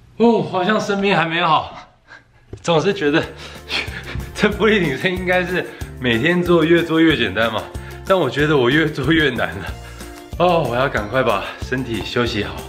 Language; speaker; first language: Chinese; early bilingual, heritage; Chinese